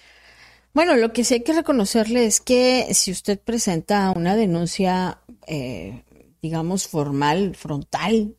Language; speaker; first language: Spanish; native; Spanish